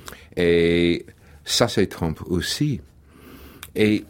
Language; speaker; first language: French; non-native, fluent; English